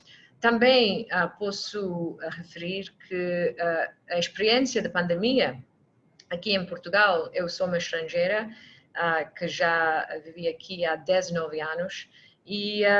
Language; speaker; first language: Portuguese; non-native, fluent; English